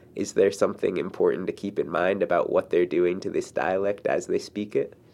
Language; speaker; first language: English; native; English